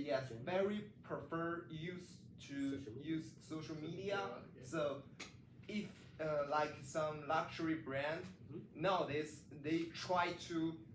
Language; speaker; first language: English; non-native, learner; Chinese